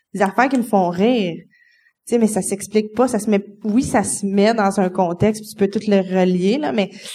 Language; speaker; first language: French; native; French